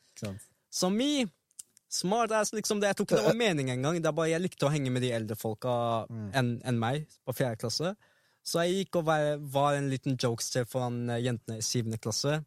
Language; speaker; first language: Norwegian; early bilingual, other home language; Arabic